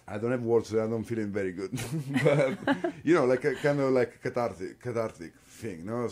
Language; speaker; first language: English; non-native, fluent; Italian